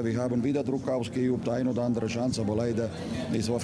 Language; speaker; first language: German; non-native, learner; Russian